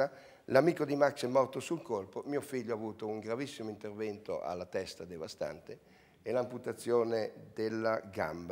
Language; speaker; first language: Italian; native; Italian